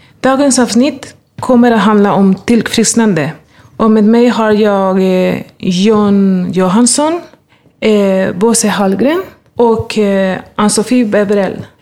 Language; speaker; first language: Swedish; non-native, fluent; Spanish